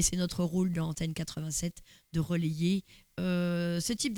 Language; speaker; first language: French; native; French